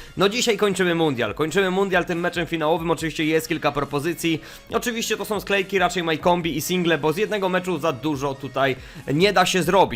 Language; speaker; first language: Polish; native; Polish